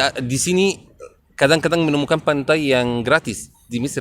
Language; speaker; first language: Indonesian; non-native, learner; Arabic